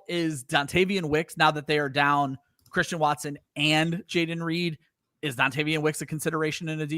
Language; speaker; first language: English; native; English